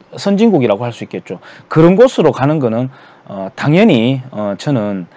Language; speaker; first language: Korean; native; Korean